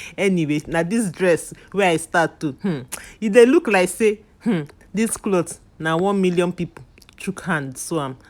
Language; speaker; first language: Nigerian Pidgin; non-native, local second language; Igbo